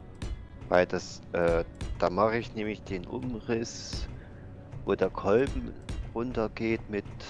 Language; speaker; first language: German; native; German